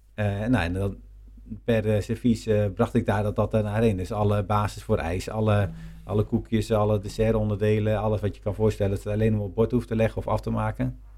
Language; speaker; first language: Dutch; native; Dutch